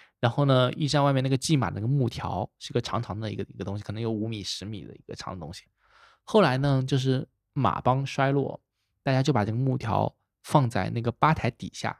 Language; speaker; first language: Chinese; native; Chinese